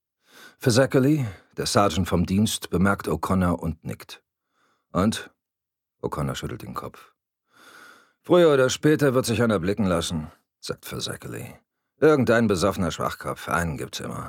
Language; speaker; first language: German; native; German